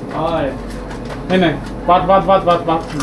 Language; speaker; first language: German; non-native, learner; Malayalam